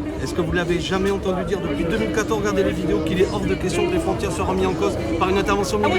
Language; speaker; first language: French; native; French